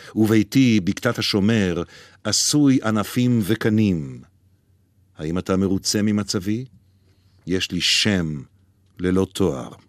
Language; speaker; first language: Hebrew; native; Hebrew